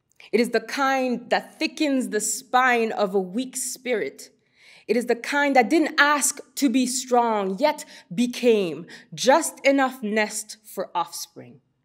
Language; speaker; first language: English; early bilingual, other home language; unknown